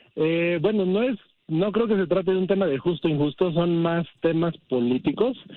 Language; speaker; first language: Spanish; early bilingual, heritage; Spanish